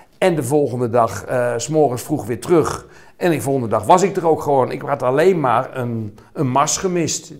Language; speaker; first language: Dutch; native; Dutch